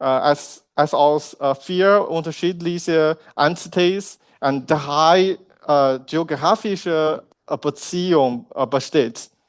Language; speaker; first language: German; non-native, learner; Chinese